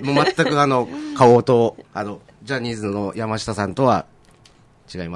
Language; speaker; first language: Japanese; native; Japanese